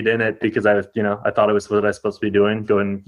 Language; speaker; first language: English; native; English